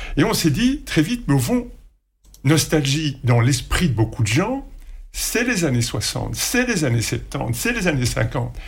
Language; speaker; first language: French; native; French